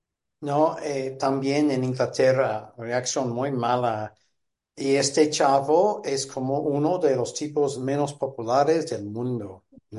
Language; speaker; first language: Spanish; non-native, fluent; English